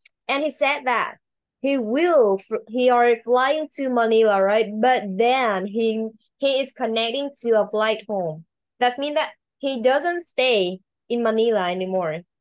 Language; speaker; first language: English; non-native, learner; Vietnamese